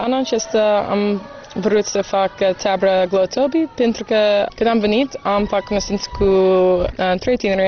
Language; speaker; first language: Romanian; non-native, learner; English